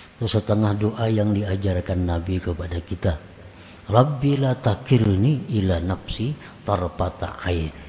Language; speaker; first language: Indonesian; native; Indonesian